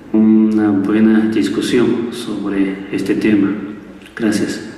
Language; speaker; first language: Spanish; non-native, learner; Chinese